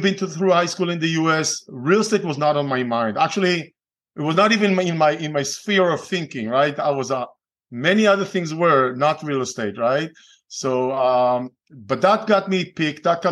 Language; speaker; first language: English; non-native, fluent; Hebrew